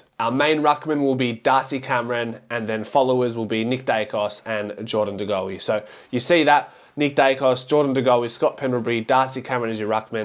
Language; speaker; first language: English; native; English